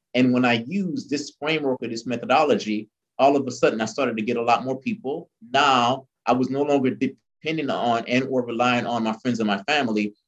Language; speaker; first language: English; early bilingual, other home language; Haitian Creole